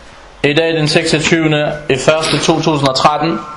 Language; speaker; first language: Danish; non-native, fluent; Arabic